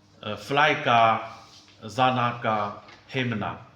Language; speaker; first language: Slovak; non-native, learner; Chinese